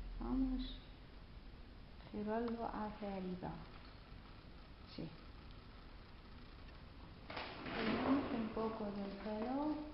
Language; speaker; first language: Spanish; non-native, fluent; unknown